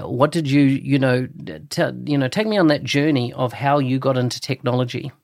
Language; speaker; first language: English; native; English